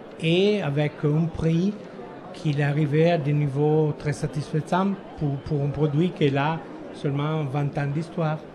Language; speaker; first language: French; non-native, fluent; Italian